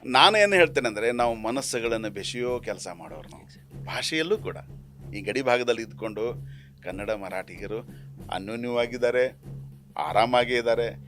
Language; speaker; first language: Kannada; native; Kannada